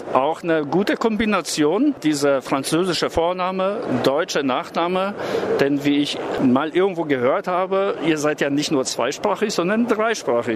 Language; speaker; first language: German; native; German